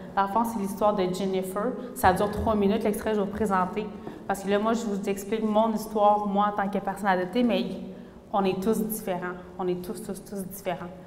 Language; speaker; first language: French; early bilingual, other home language; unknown